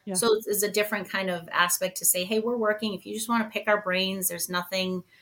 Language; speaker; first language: English; native; English